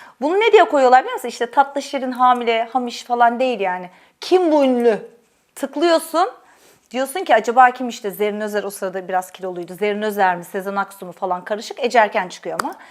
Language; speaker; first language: Turkish; native; Turkish